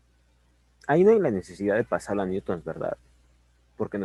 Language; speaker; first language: Spanish; native; Spanish